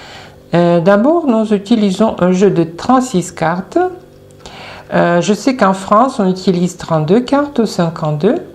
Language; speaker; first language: French; non-native, fluent; Russian